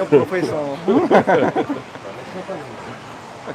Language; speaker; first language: English; non-native, learner; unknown